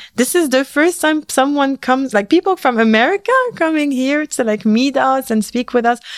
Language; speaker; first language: English; native; English